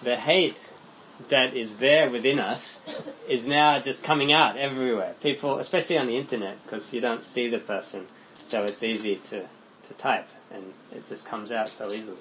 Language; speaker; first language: English; native; English